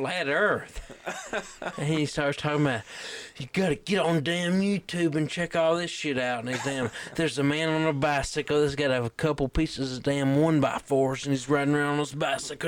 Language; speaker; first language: English; native; English